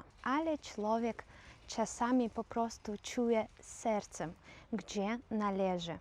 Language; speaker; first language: Polish; non-native, fluent; Russian